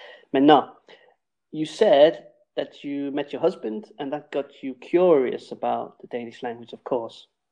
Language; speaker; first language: English; native; English